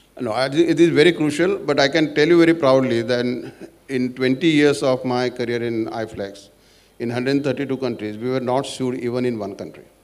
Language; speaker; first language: English; non-native, local second language; Marathi